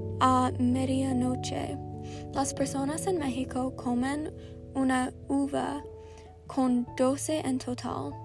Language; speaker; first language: Spanish; non-native, learner; English